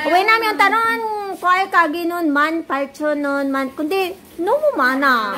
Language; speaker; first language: Korean; non-native, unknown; Filipino